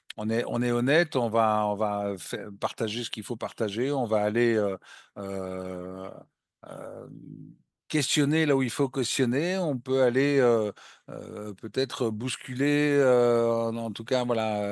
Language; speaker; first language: French; native; French